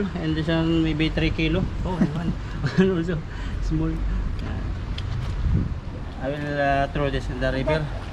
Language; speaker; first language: English; non-native, local second language; Filipino